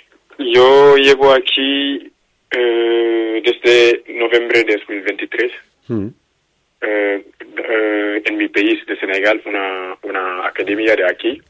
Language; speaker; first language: Spanish; non-native, learner; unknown